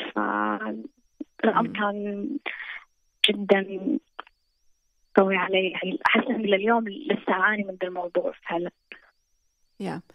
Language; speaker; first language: Arabic; native; Arabic